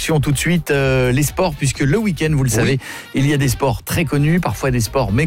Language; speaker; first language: French; native; French